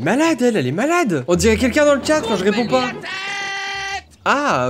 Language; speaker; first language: French; native; French